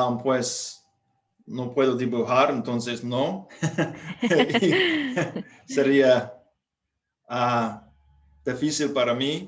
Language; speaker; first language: Spanish; non-native, fluent; English